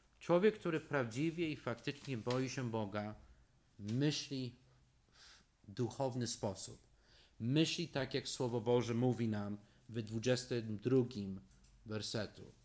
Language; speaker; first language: Polish; non-native, fluent; English